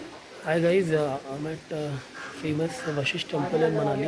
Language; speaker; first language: English; non-native, local second language; Hindi